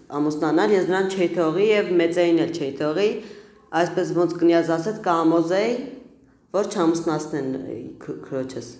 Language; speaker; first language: Armenian; non-native, local second language; Kurdish